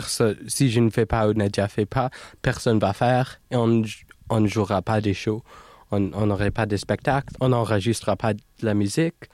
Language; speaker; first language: French; non-native, local second language; English